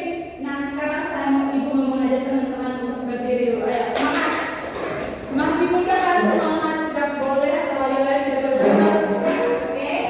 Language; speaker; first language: Indonesian; native; Indonesian